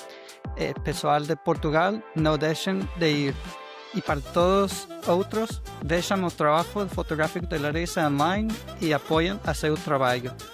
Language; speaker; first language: Portuguese; non-native, learner; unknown